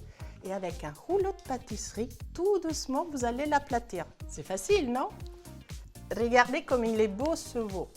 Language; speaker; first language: French; non-native, fluent; Italian